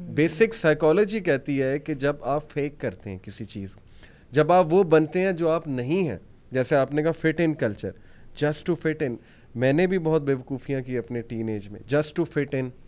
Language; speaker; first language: Urdu; native; Urdu